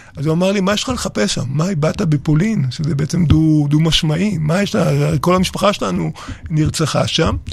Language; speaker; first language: Hebrew; early bilingual, other home language; Spanish